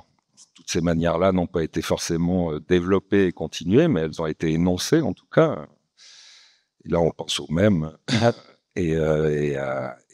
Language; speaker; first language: French; native; French